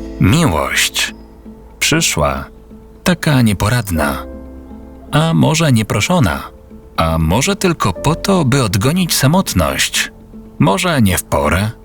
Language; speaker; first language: Polish; native; Polish